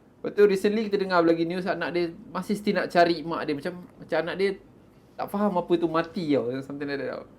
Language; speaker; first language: Malay; native; Malay